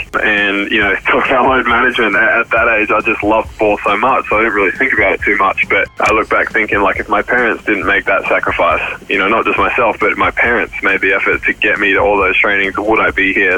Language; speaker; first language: English; native; English